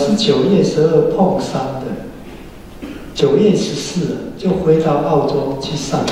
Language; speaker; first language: Chinese; native; Chinese